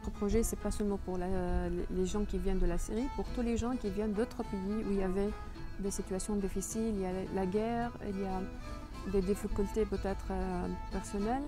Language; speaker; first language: French; non-native, fluent; Arabic